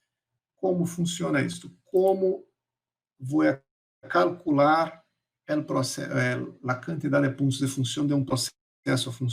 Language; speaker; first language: Spanish; non-native, fluent; Portuguese